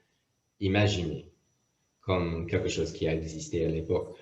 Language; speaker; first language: French; non-native, fluent; English